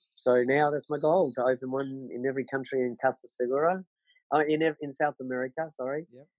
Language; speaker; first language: English; native; English